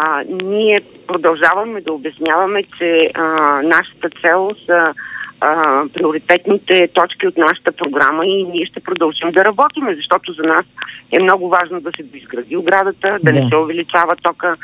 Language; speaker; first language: Bulgarian; native; Bulgarian